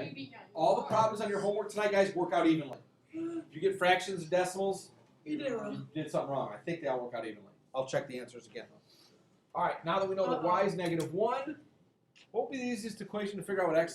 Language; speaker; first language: English; native; English